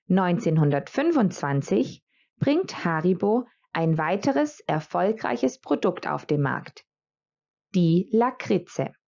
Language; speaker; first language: German; non-native, fluent; Croatian